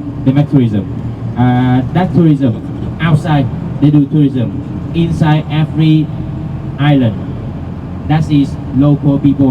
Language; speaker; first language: English; non-native, learner; Vietnamese